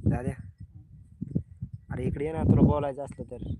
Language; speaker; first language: Hindi; non-native, local second language; Marathi